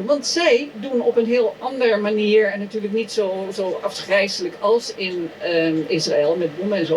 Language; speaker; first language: Dutch; native; Dutch